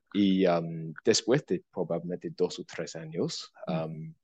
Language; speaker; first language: Spanish; non-native, fluent; English